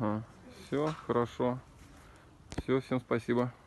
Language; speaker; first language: Russian; native; Russian